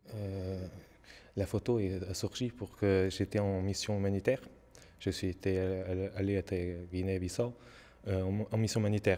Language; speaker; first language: French; non-native, learner; Portuguese